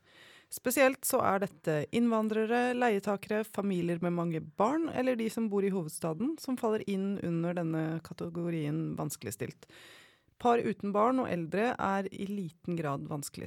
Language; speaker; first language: Norwegian; native; Norwegian